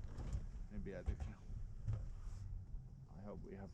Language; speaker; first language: English; non-native, learner; Finnish